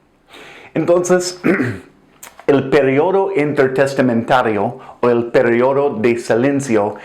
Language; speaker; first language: Spanish; non-native, fluent; English